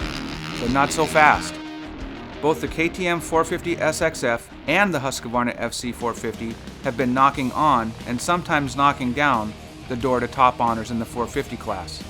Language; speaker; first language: English; native; English